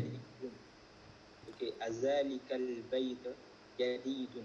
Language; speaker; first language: Arabic; non-native, learner; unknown